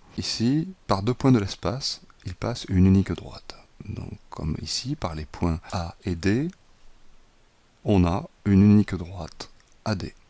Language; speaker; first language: French; native; French